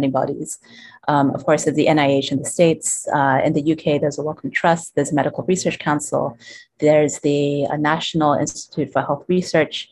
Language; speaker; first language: English; non-native, local second language; Cantonese